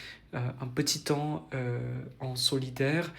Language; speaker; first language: French; non-native, fluent; Vietnamese